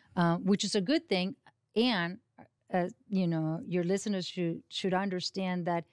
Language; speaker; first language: English; non-native, fluent; Spanish